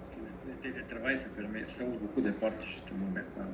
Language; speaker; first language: French; native; French